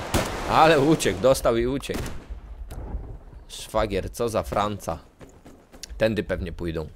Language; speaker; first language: Polish; native; Polish